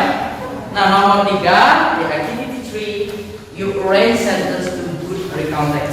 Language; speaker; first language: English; non-native, learner; Indonesian